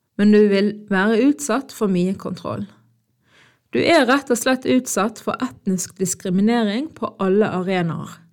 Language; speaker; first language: Norwegian; early bilingual, other home language; Arabic